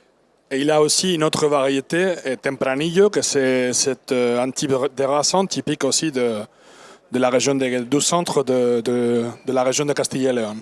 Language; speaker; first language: French; non-native, learner; Spanish